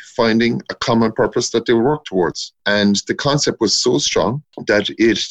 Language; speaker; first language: English; native; English